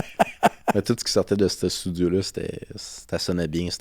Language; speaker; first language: French; native; French